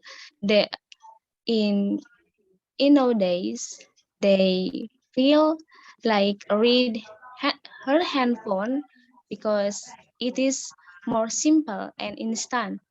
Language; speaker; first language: English; non-native, learner; Indonesian